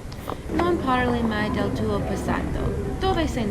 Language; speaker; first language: Italian; non-native, learner; English